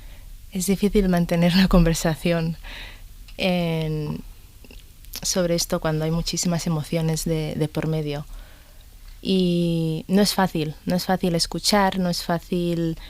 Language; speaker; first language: Spanish; early bilingual, other home language; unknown